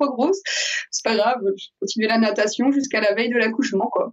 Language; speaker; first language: French; native; French